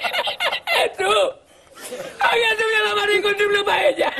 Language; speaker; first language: Spanish; native; Spanish